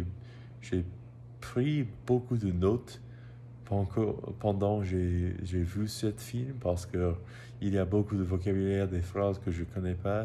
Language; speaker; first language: French; non-native, learner; English